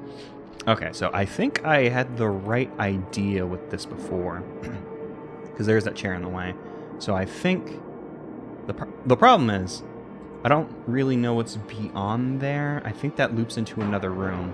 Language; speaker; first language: English; native; English